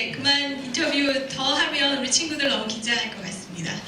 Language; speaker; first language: Korean; native; Korean